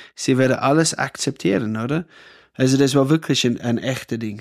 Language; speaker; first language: German; non-native, fluent; English